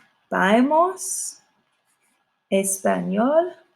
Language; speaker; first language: Spanish; non-native, fluent; English